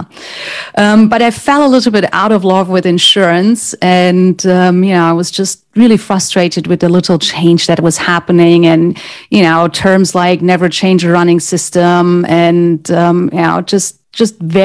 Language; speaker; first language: English; non-native, fluent; German